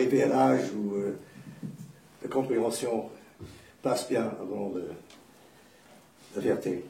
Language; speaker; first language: French; non-native, fluent; English